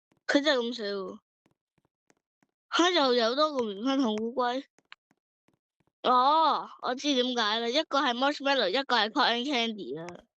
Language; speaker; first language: Chinese; early bilingual, heritage; Cantonese